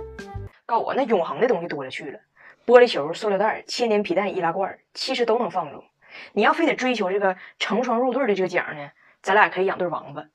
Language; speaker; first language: Chinese; native; Chinese